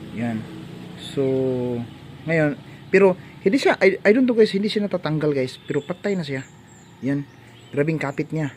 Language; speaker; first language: Filipino; native; Filipino